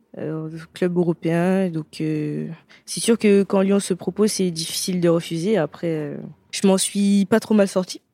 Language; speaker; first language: French; native; French